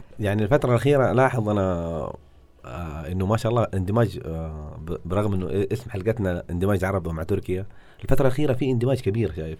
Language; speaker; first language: Arabic; native; Arabic